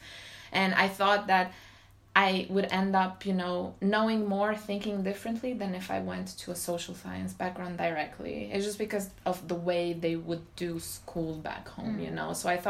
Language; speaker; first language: English; non-native, fluent; Romanian